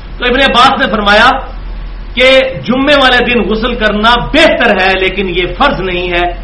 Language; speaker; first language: Urdu; non-native, local second language; Punjabi